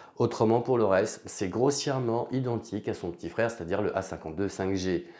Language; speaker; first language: French; native; French